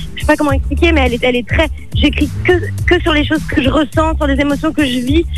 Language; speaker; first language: French; native; French